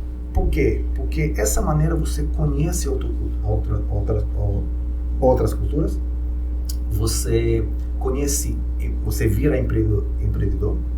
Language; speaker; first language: Portuguese; non-native, fluent; Hebrew